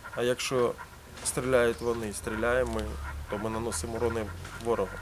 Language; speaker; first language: Ukrainian; early bilingual, heritage; Ukrainian